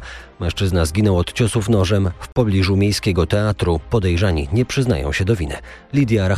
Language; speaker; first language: Polish; native; Polish